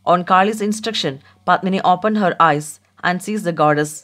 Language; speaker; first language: English; non-native, local second language; Malayalam